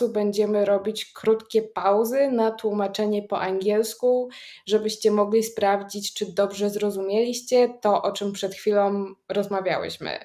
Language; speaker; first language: Polish; native; Polish